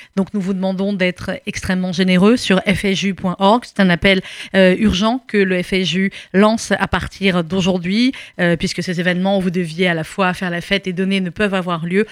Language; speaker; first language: French; native; French